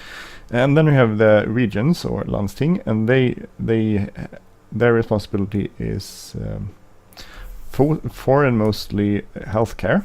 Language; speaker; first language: English; non-native, fluent; Swedish